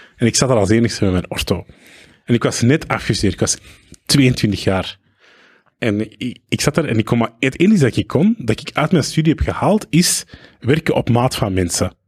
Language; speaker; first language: Dutch; early bilingual, other home language; Arabic